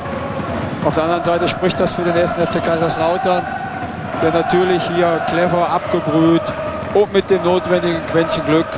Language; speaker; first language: German; native; German